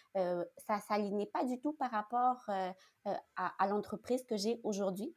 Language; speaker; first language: French; non-native, local second language; Malagasy